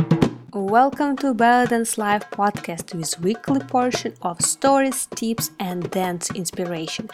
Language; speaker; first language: English; non-native, fluent; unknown